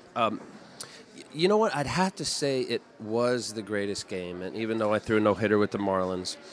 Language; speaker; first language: English; native; English